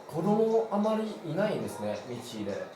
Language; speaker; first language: Japanese; non-native, fluent; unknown